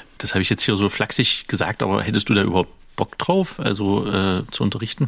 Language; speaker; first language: German; native; German